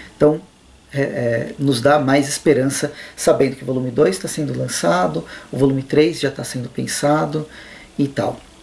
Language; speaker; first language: Portuguese; native; Portuguese